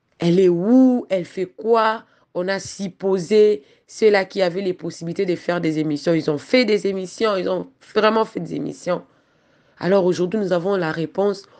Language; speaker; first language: French; non-native, local second language; Lingala